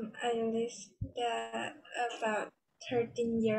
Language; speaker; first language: English; non-native, learner; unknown